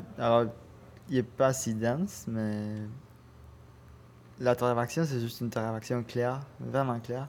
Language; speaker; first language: French; non-native, learner; Spanish